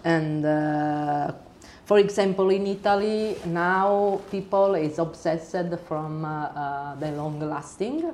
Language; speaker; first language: English; non-native, learner; Italian